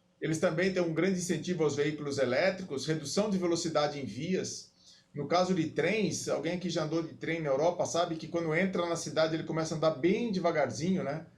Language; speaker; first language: Portuguese; native; Portuguese